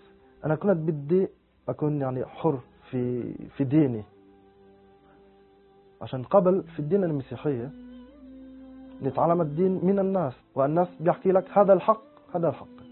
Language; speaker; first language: Arabic; non-native, fluent; French